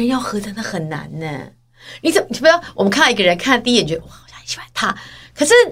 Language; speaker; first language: Chinese; native; Chinese